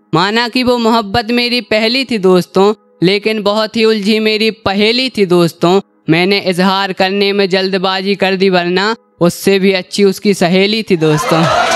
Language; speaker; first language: Hindi; native; Hindi